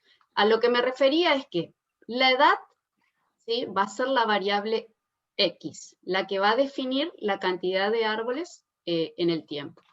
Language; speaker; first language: Spanish; native; Spanish